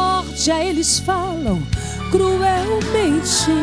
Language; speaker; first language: Portuguese; native; Portuguese